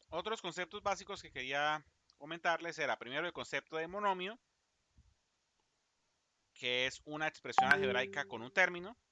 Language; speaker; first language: Spanish; native; Spanish